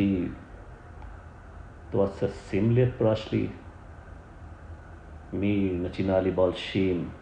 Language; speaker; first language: Russian; non-native, learner; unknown